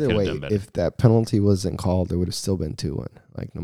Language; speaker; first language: English; early bilingual, other home language; Spanish